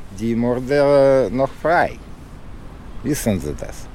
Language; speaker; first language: German; non-native, learner; Russian